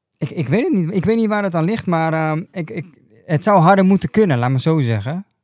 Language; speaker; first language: Dutch; native; Dutch